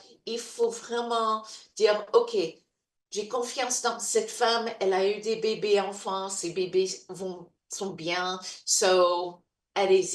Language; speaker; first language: French; non-native, learner; English